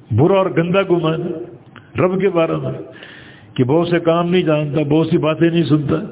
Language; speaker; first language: Urdu; native; Urdu